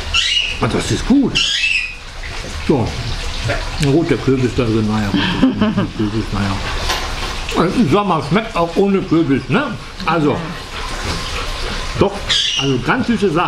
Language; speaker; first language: German; native; German